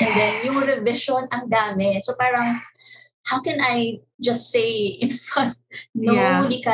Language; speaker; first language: English; non-native, local second language; Cebuano